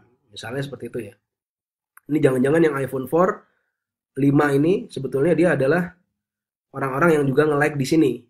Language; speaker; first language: Indonesian; native; Indonesian